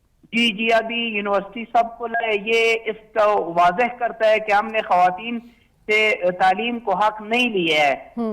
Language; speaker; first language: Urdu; non-native, learner; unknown